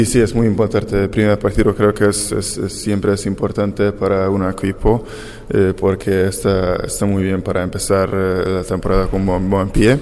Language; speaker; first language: Spanish; non-native, fluent; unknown